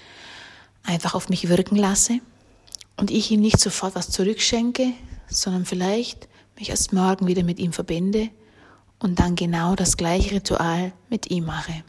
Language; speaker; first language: German; native; German